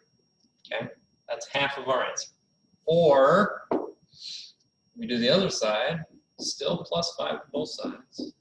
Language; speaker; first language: English; native; English